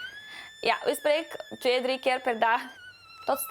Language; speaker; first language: Dutch; non-native, learner; Romanian